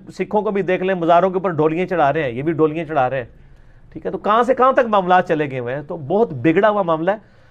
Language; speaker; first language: Urdu; non-native, local second language; Punjabi